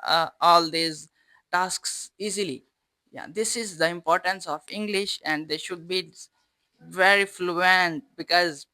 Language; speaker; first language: English; non-native, fluent; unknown